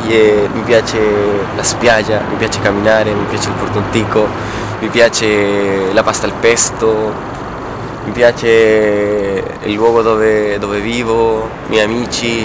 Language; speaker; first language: Italian; non-native, fluent; Spanish